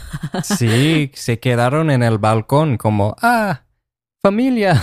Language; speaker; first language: Spanish; non-native, fluent; English